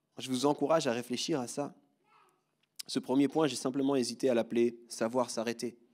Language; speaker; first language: French; native; French